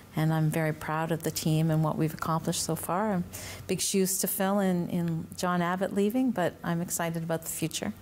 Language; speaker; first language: English; native; English